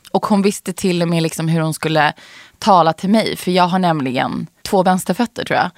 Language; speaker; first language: Swedish; native; Swedish